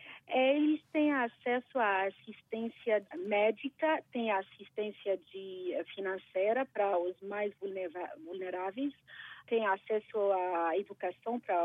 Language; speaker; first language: Portuguese; non-native, fluent; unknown